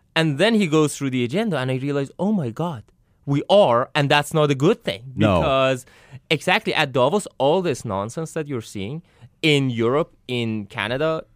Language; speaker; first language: English; non-native, fluent; Persian